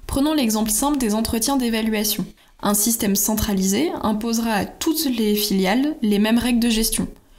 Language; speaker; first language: French; native; French